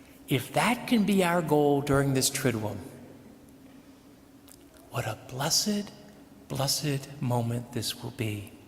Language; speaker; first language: English; native; English